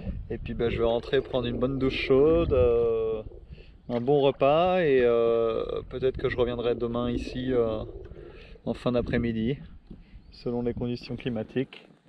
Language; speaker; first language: French; native; French